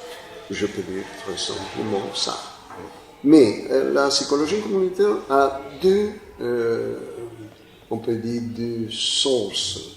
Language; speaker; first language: French; non-native, fluent; Spanish